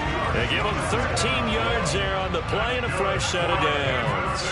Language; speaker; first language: English; native; English